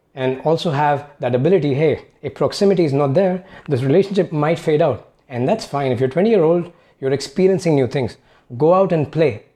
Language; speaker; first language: English; non-native, local second language; Hindi